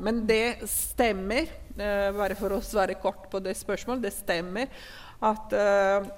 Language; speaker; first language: Norwegian; non-native, fluent; Italian